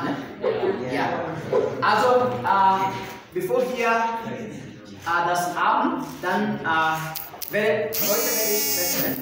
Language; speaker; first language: German; non-native, fluent; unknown